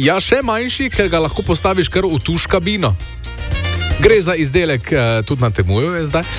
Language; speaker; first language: Slovenian; native; Slovenian